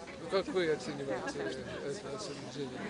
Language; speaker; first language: Russian; non-native, fluent; Lithuanian